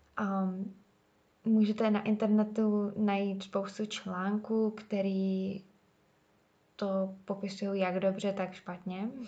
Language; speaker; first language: Czech; native; Czech